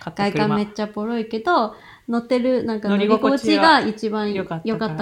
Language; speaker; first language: Japanese; non-native, fluent; Cantonese